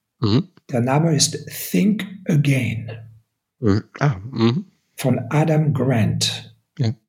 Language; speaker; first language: German; non-native, fluent; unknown